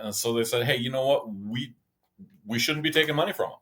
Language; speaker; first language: English; native; English